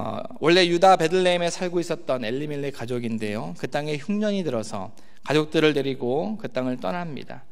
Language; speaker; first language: Korean; native; Korean